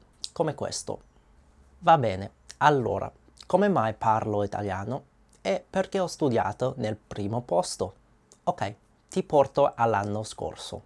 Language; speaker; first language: Italian; non-native, learner; English